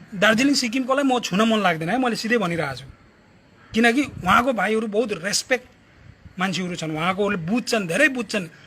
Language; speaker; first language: Nepali; native; Nepali